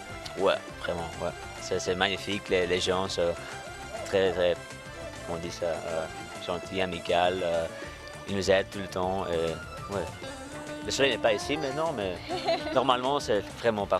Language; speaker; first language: French; non-native, learner; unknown